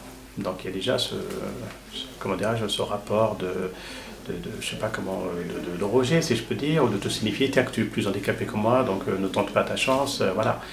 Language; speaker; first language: French; native; French